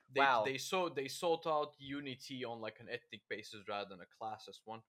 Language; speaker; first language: English; non-native, fluent; Turkish